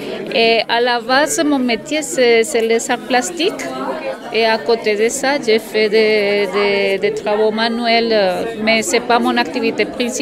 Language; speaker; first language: French; non-native, learner; Spanish